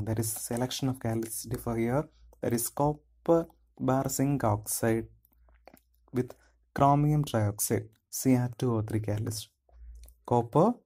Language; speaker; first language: English; non-native, local second language; Malayalam